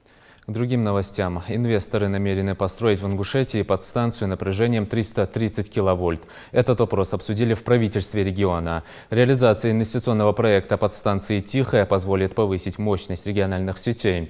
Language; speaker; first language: Russian; native; Russian